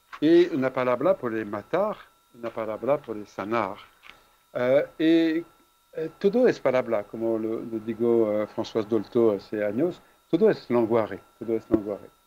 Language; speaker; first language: Spanish; non-native, fluent; French